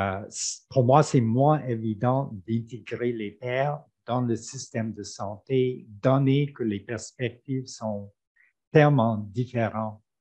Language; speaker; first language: French; non-native, fluent; English